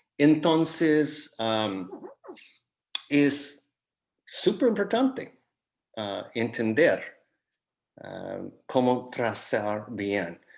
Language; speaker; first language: Spanish; non-native, fluent; English